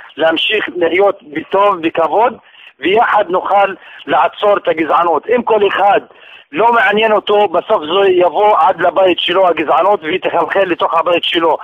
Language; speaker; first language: Hebrew; non-native, local second language; Arabic